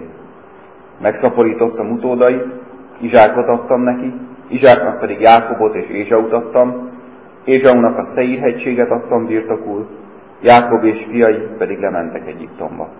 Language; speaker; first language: Hungarian; native; Hungarian